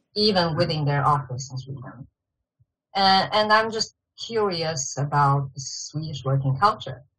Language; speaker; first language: English; non-native, fluent; Chinese